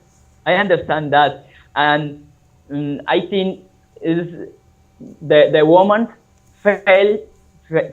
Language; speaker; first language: English; non-native, learner; Spanish